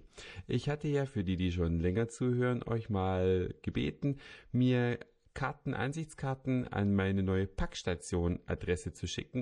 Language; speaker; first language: German; native; German